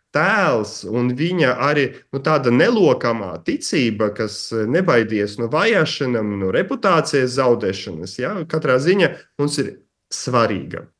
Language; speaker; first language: Latvian; native; Latvian